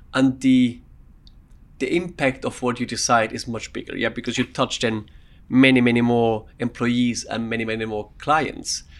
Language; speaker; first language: English; non-native, fluent; German